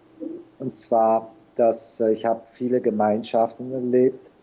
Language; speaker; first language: German; non-native, fluent; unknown